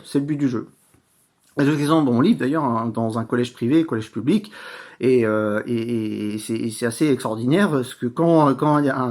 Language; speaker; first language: French; native; French